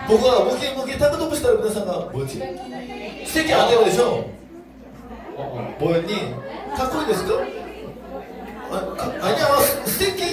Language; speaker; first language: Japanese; non-native, learner; Korean